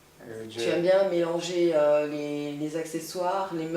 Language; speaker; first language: French; native; French